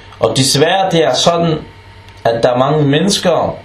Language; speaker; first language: Danish; non-native, fluent; Arabic